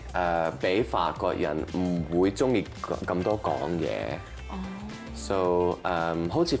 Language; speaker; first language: Cantonese; non-native, local second language; French